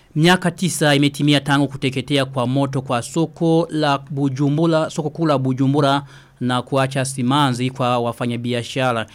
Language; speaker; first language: Swahili; non-native, local second language; Rundi